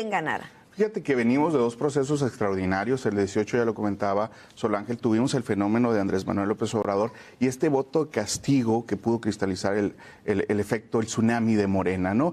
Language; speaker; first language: Spanish; native; Spanish